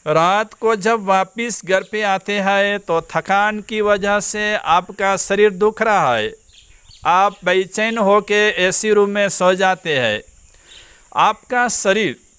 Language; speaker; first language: Hindi; non-native, local second language; Gujarati